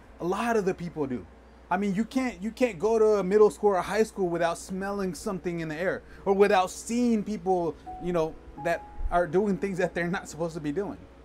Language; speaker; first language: English; early bilingual, other home language; Spanish